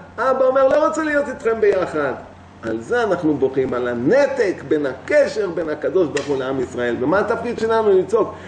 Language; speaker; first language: Hebrew; native; Hebrew